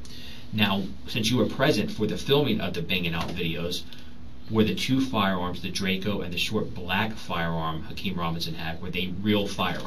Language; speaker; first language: English; native; English